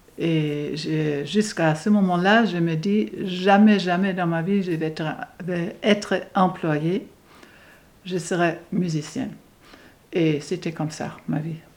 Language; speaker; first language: French; non-native, fluent; German